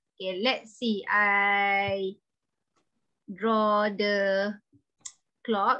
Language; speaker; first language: English; non-native, local second language; Malay